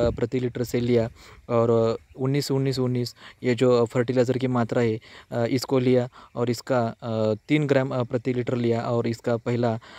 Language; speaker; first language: Hindi; native; Hindi